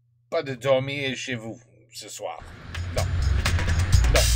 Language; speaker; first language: French; non-native, learner; English